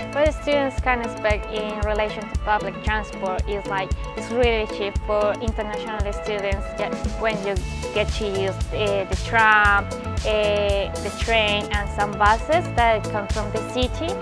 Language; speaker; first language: English; non-native, fluent; Spanish